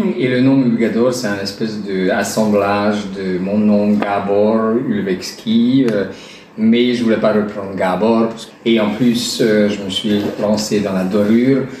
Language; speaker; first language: French; non-native, fluent; Hungarian